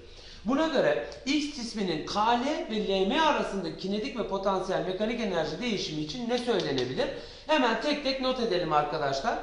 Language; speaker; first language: Turkish; native; Turkish